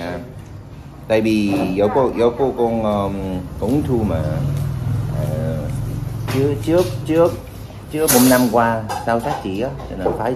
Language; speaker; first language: Vietnamese; non-native, learner; Korean